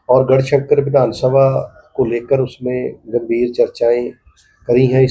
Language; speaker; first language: Hindi; non-native, local second language; Punjabi